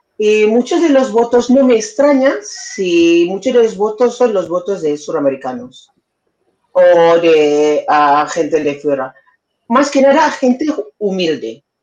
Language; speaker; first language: Spanish; non-native, fluent; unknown